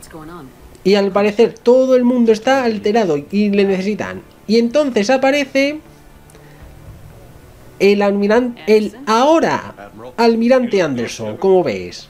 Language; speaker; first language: Spanish; native; Spanish